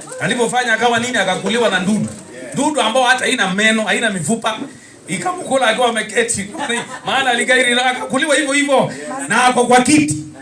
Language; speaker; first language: Swahili; non-native, local second language; Kamba